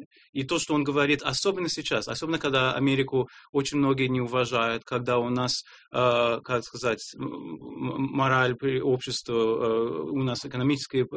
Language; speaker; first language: Russian; non-native, fluent; English